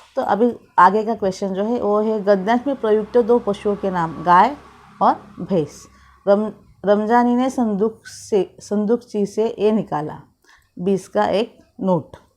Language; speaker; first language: Hindi; non-native, local second language; Marathi